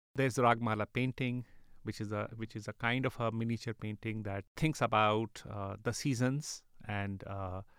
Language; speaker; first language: English; non-native, local second language; Urdu